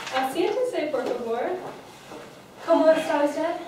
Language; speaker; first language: Spanish; non-native, learner; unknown